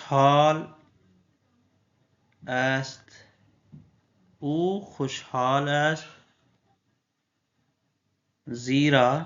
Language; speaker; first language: Persian; non-native, fluent; Urdu